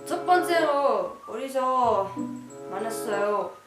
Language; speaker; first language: Korean; non-native, learner; Finnish